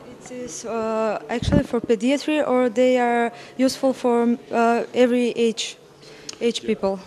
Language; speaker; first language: English; non-native, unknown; Macedonian